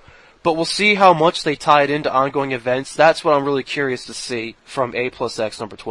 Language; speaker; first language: English; native; English